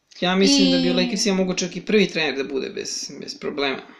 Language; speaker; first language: Serbian; native; Serbian